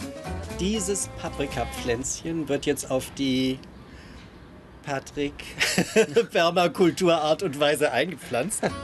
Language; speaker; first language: German; native; German